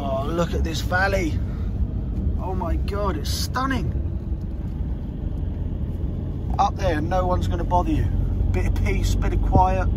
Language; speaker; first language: English; native; English